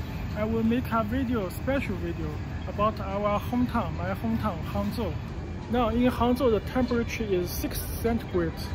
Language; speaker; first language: English; non-native, learner; Chinese